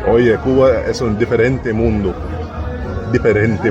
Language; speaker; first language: Spanish; non-native, learner; English